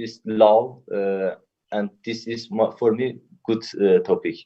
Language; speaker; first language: English; non-native, learner; Turkish